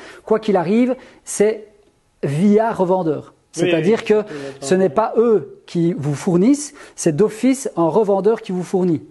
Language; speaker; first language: French; native; French